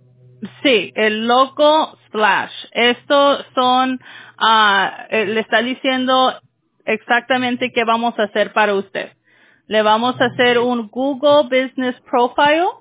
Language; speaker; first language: Spanish; early bilingual, heritage; Spanish